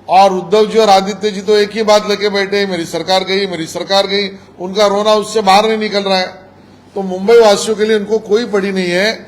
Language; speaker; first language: Hindi; non-native, local second language; Marathi